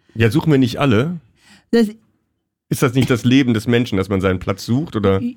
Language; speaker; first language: German; native; German